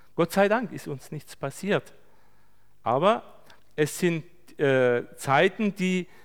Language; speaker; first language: German; non-native, fluent; Turkish